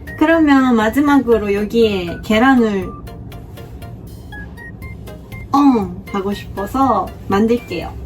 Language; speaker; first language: Korean; non-native, fluent; Japanese